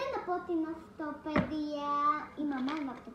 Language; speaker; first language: Greek; early bilingual, heritage; Greek